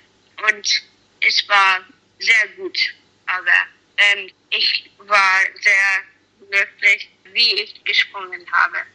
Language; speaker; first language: German; non-native, learner; English